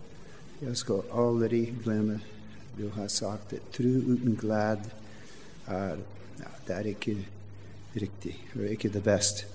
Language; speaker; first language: Norwegian; non-native, learner; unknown